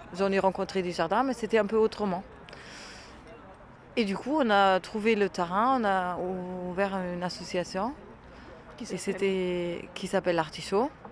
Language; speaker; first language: French; non-native, fluent; German